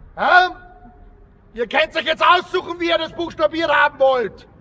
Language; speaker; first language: German; native; German